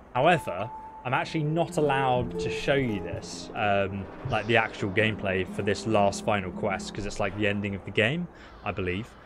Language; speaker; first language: English; native; English